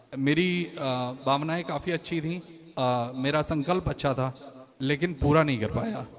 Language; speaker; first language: Hindi; native; Hindi